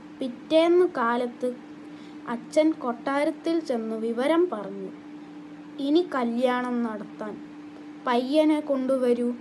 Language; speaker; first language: Malayalam; non-native, learner; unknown